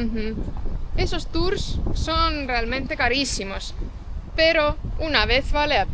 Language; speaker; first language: Spanish; non-native, fluent; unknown